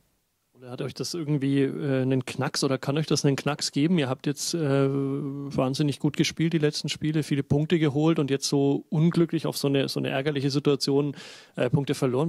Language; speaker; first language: German; native; German